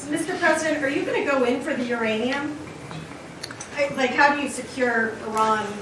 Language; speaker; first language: English; native; English